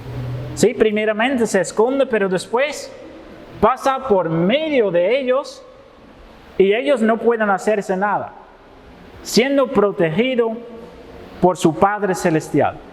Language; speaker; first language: Spanish; non-native, fluent; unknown